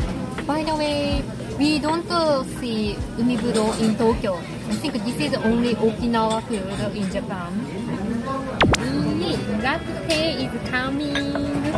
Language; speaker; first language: English; non-native, learner; Japanese